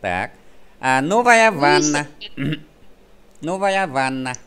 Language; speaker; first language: Russian; non-native, fluent; Vietnamese